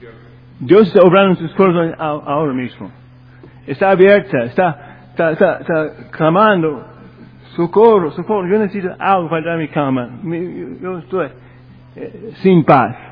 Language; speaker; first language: Spanish; non-native, fluent; English